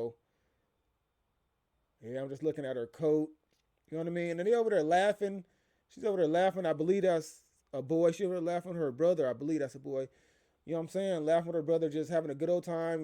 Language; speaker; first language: English; native; English